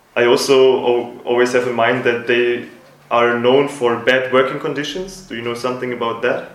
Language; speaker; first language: English; non-native, fluent; German